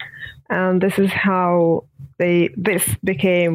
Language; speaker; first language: English; non-native, fluent; Russian